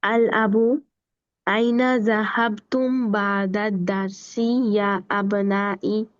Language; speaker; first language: Arabic; non-native, learner; Bangla